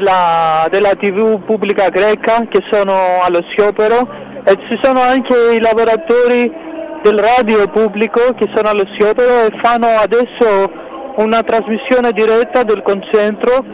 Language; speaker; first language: Italian; non-native, fluent; Greek